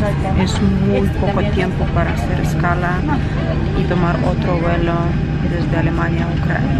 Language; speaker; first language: Spanish; non-native, learner; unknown